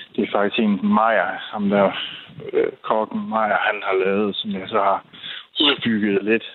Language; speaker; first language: Danish; native; Danish